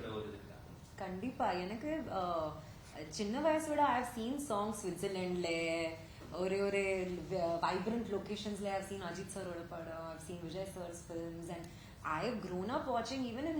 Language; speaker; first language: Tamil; non-native, learner; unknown